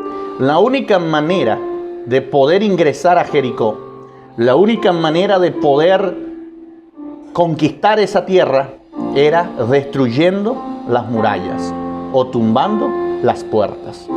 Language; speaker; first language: Spanish; native; Spanish